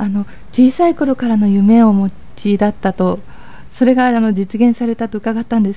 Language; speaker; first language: Japanese; native; Japanese